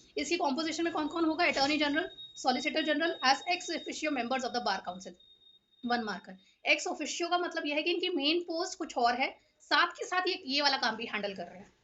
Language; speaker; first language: Hindi; native; Hindi